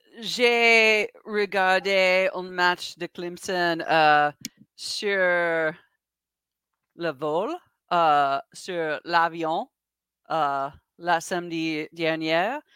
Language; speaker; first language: French; non-native, learner; English